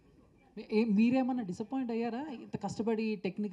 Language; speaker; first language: Telugu; native; Telugu